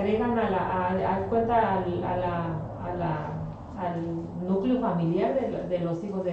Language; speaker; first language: Spanish; native; Spanish